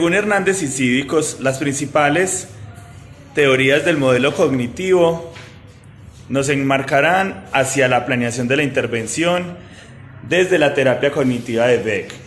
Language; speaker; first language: Spanish; native; Spanish